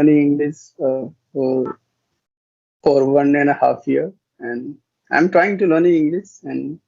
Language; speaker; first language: English; non-native, learner; Hindi